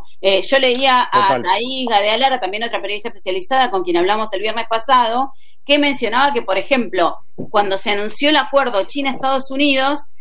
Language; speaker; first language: Spanish; native; Spanish